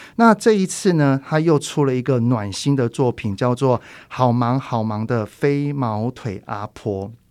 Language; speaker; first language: Chinese; native; Chinese